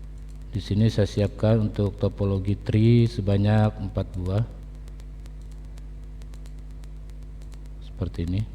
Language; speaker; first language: Indonesian; native; Indonesian